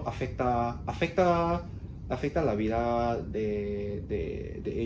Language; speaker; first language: Spanish; non-native, learner; Cantonese